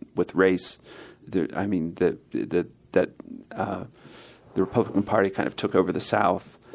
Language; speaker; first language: English; native; English